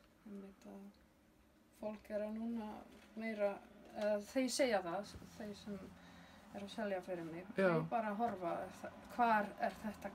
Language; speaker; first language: Icelandic; non-native, learner; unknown